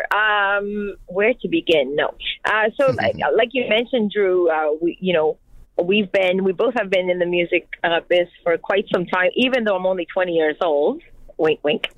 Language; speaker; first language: English; non-native, fluent; French